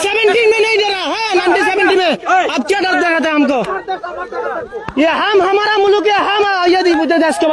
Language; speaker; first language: Hindi; non-native, local second language; Bangla